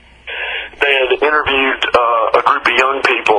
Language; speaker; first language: English; native; English